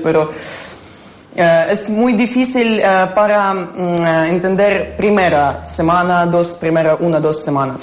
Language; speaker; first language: Spanish; non-native, learner; Ukrainian